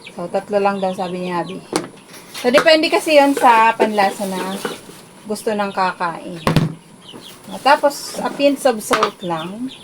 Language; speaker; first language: Filipino; non-native, local second language; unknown